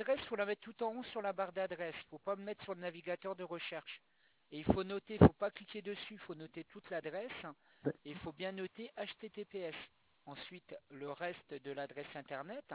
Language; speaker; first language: French; native; French